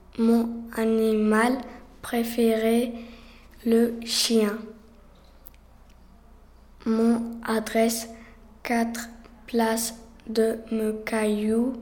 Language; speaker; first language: French; early bilingual, other home language; Turkish